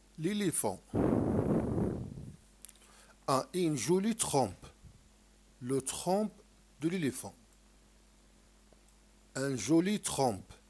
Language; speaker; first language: French; non-native, local second language; Arabic